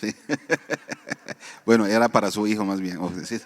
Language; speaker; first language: Spanish; non-native, fluent; Arabic